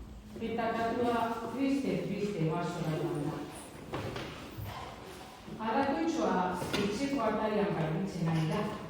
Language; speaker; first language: Basque; non-native, learner; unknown